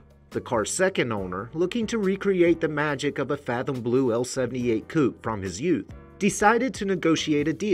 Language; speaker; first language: English; native; English